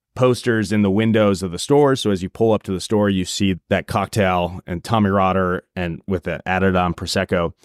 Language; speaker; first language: English; native; English